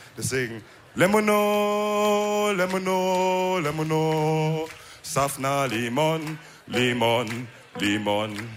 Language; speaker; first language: German; early bilingual, other home language; Wolof